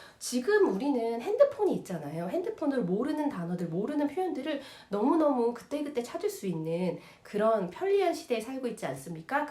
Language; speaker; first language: Korean; native; Korean